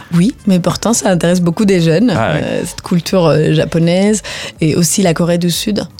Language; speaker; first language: French; non-native, fluent; Spanish